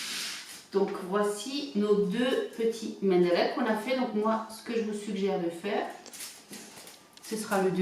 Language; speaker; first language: French; native; French